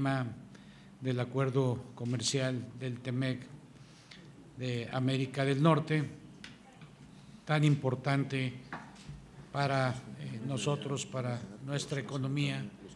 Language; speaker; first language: Spanish; native; Spanish